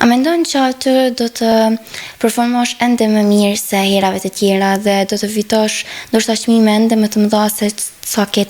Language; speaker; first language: Albanian; native; Albanian